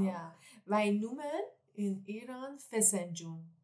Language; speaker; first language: Dutch; non-native, learner; Persian